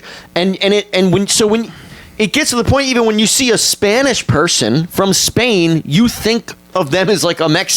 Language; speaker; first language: English; native; English